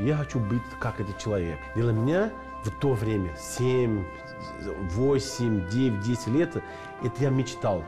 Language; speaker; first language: Russian; non-native, learner; Portuguese